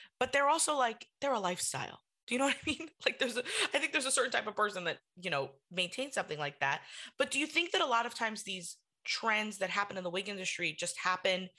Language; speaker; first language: English; native; English